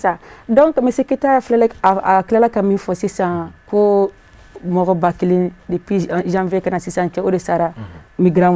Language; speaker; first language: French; non-native, local second language; Bambara